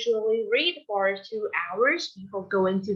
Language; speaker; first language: English; non-native, fluent; Vietnamese